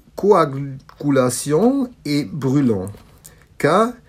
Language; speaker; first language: French; non-native, learner; German